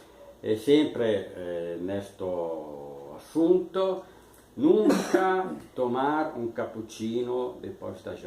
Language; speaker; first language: Portuguese; non-native, fluent; Italian